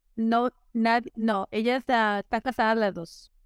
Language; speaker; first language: Spanish; native; Spanish